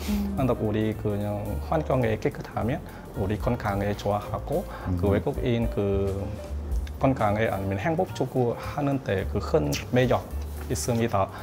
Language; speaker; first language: Korean; non-native, learner; Vietnamese